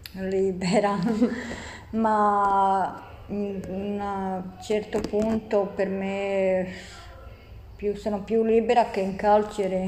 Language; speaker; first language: Italian; non-native, learner; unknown